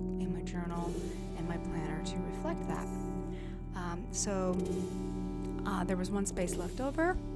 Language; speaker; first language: English; native; English